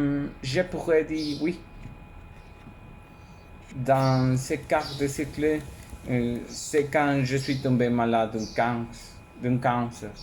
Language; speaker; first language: French; non-native, learner; Spanish